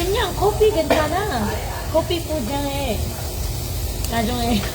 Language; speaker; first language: Korean; non-native, learner; Filipino